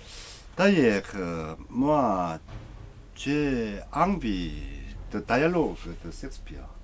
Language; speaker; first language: French; non-native, learner; Korean